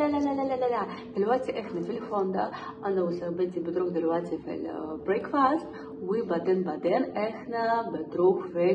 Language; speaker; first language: Arabic; non-native, learner; Russian